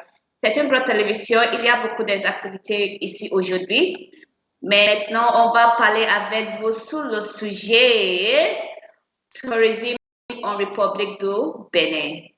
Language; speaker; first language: French; non-native, learner; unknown